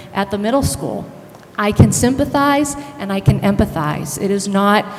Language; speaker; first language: English; native; English